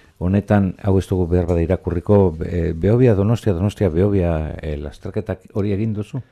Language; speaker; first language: Basque; native; Basque